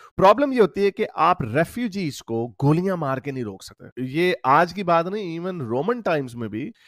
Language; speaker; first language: Urdu; native; Urdu